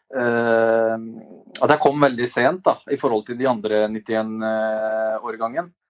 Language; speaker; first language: Norwegian; early bilingual, other home language; Albanian